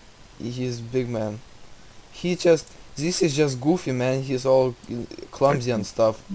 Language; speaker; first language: English; non-native, learner; Russian